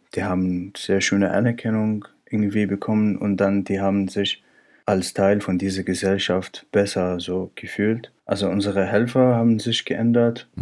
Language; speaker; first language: German; non-native, fluent; Arabic